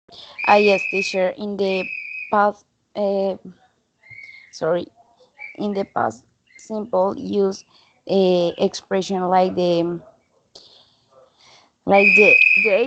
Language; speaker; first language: English; non-native, learner; Spanish